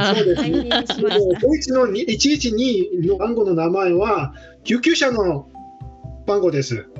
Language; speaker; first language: Japanese; non-native, fluent; Korean